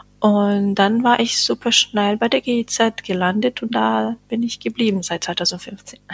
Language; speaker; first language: German; non-native, fluent; Bosnian